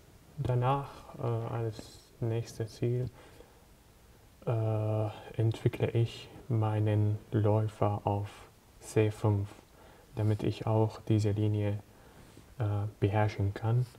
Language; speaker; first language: German; non-native, learner; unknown